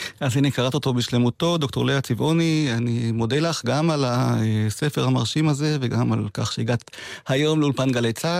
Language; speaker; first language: Hebrew; native; Hebrew